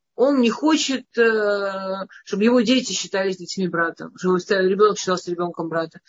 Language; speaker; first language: Russian; native; Russian